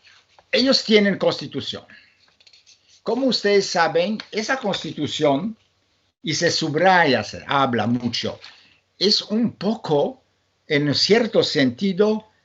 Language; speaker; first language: Spanish; non-native, fluent; Polish